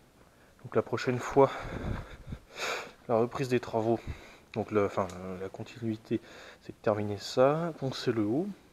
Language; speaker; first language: French; native; French